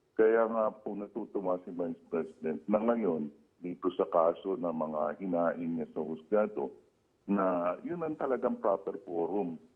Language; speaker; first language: Filipino; native; Filipino